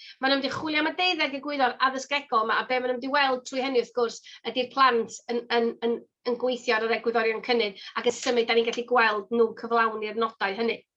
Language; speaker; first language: Welsh; native; Welsh